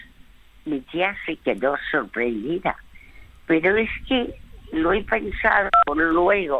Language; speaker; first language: Spanish; early bilingual, other home language; French